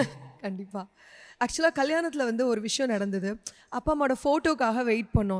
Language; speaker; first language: Tamil; native; Tamil